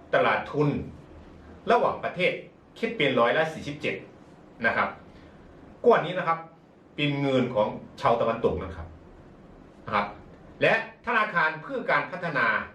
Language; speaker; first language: Thai; non-native, fluent; Chinese